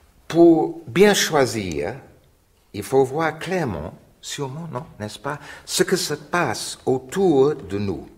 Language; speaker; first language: French; non-native, fluent; English